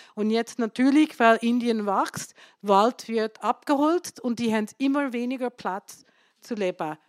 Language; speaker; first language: German; non-native, fluent; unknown